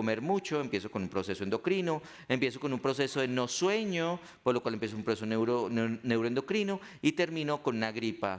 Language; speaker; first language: Spanish; native; Spanish